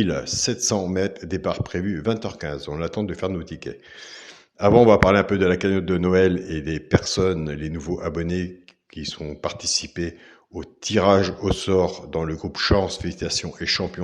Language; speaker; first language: French; native; French